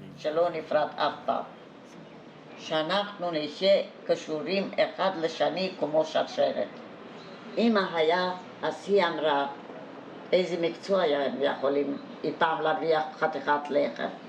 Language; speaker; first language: Hebrew; non-native, fluent; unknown